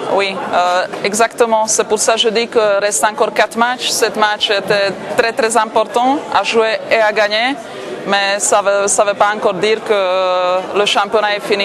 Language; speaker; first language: French; non-native, fluent; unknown